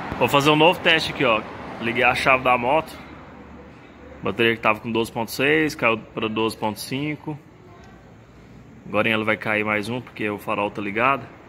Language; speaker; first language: Portuguese; native; Portuguese